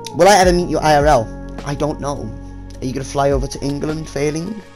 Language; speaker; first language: English; native; English